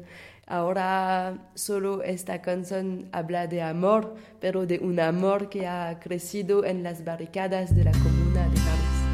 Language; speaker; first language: Spanish; non-native, learner; French